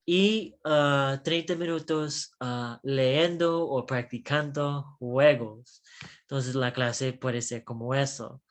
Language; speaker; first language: Spanish; non-native, learner; English